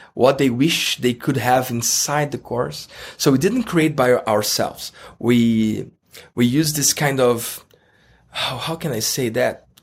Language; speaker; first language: English; non-native, fluent; Portuguese